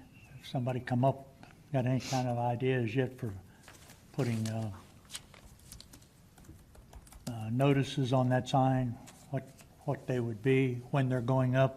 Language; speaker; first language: English; native; English